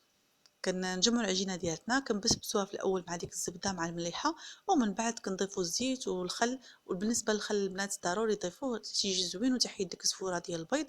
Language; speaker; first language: Arabic; native; Arabic